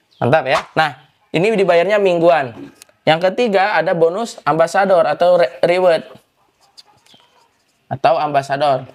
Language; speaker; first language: Indonesian; native; Indonesian